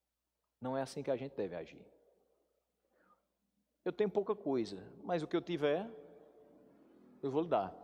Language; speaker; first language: Portuguese; native; Portuguese